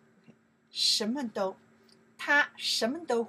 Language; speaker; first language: Chinese; non-native, learner; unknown